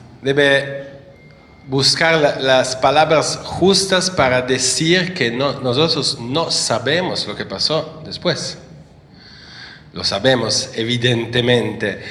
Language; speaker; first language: Spanish; non-native, fluent; Italian